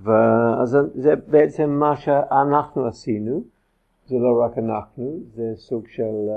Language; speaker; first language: Hebrew; non-native, fluent; English